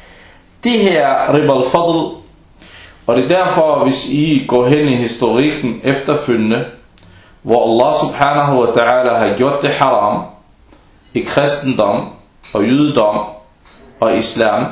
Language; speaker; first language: Danish; non-native, fluent; Arabic